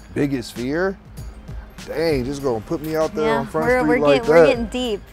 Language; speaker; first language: English; native; English